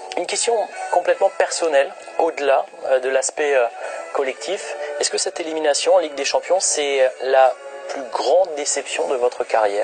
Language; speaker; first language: French; native; French